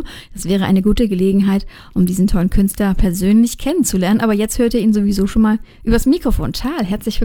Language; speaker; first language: German; native; German